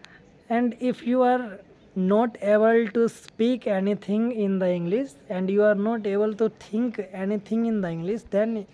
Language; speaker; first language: English; non-native, learner; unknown